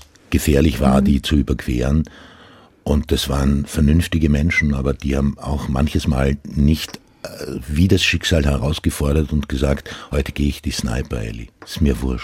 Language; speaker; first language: German; non-native, local second language; Croatian